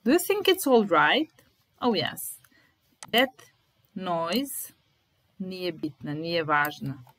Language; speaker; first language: English; non-native, fluent; Serbian